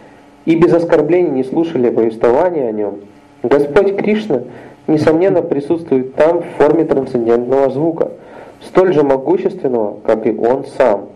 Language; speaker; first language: Russian; native; Russian